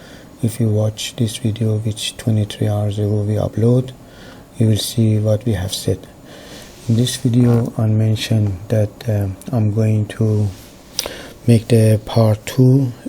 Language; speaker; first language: English; non-native, fluent; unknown